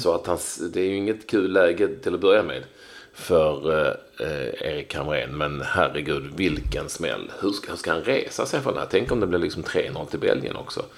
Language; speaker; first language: Swedish; native; Swedish